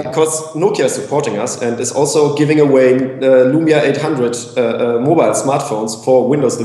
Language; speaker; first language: English; non-native, fluent; German